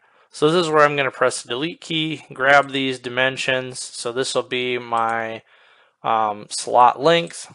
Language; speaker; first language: English; native; English